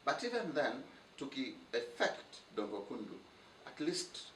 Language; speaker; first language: English; non-native, local second language; Luo (Kenya and Tanzania)